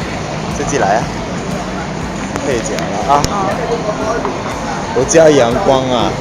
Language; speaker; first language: Chinese; non-native, learner; Italian